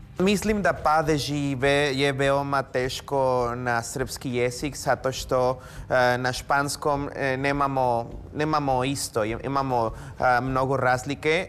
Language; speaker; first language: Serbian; non-native, learner; Spanish